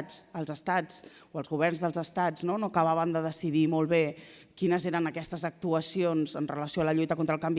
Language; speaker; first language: Catalan; native; Catalan